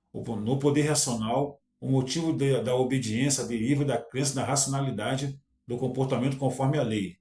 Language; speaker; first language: Portuguese; native; Portuguese